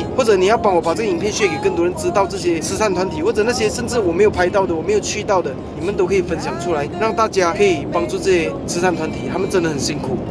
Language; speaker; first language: Chinese; native; Chinese